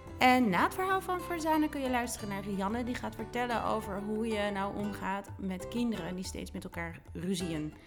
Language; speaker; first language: Dutch; native; Dutch